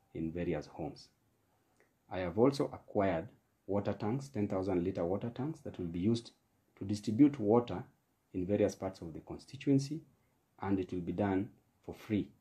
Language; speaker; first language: English; non-native, local second language; Luo (Kenya and Tanzania)